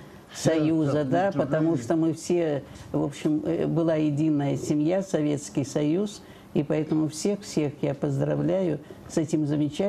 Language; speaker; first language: Russian; native; Russian